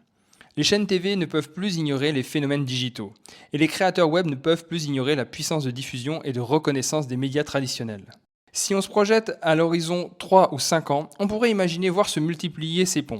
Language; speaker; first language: French; native; French